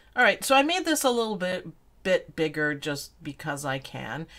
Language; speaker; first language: English; native; English